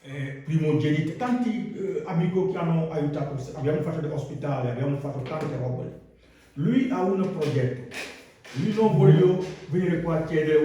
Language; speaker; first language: Italian; non-native, learner; Wolof